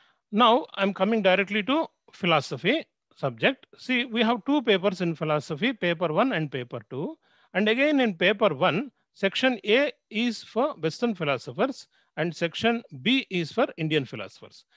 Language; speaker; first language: English; non-native, local second language; Telugu